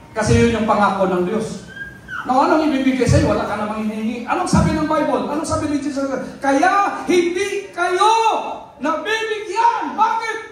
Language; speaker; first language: Filipino; non-native, local second language; Cebuano